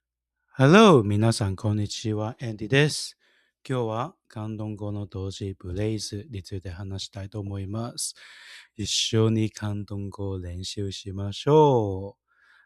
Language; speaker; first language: Japanese; non-native, learner; Cantonese